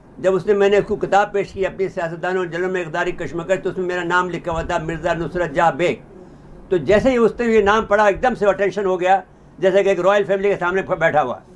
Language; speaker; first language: Urdu; native; Urdu